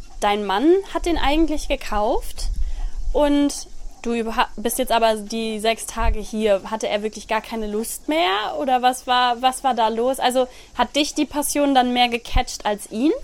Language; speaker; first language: German; native; German